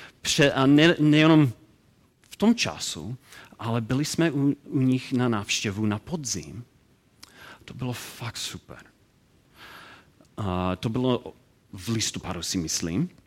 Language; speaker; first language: Czech; non-native, learner; English